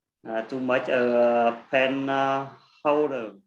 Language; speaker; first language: English; non-native, learner; Vietnamese